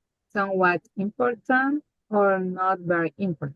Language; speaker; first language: English; non-native, learner; Spanish